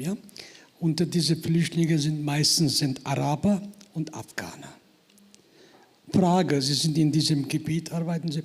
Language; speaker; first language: German; non-native, fluent; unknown